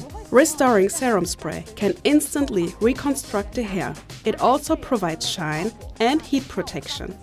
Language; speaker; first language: English; non-native, fluent; Chinese